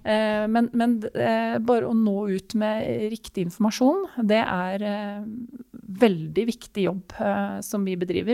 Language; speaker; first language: Norwegian; native; Norwegian